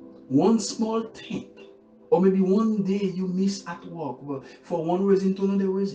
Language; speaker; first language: English; non-native, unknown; Haitian Creole